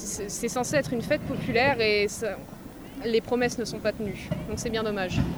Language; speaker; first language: French; native; French